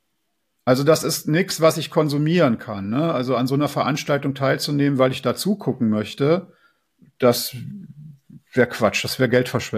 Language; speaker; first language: German; native; German